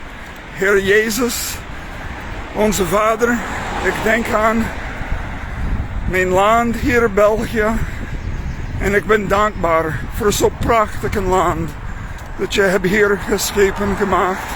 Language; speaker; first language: Dutch; non-native, fluent; English